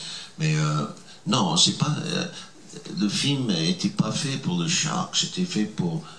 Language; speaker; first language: French; non-native, fluent; English